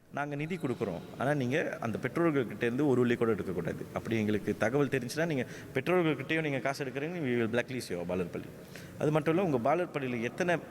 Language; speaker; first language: Tamil; native; Tamil